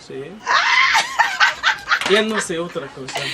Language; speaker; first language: Spanish; non-native, learner; Haitian Creole